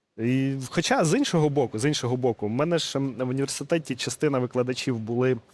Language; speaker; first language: Ukrainian; non-native, local second language; Russian